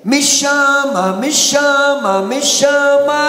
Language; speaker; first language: Italian; non-native, learner; Portuguese